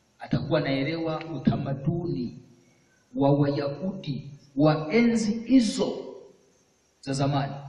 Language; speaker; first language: Swahili; non-native, local second language; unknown